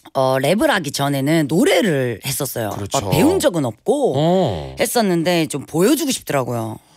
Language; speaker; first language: Korean; native; Korean